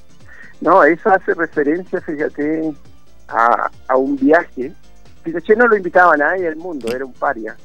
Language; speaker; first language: Spanish; native; Spanish